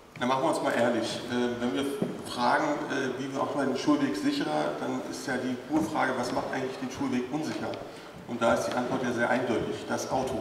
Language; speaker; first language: German; native; German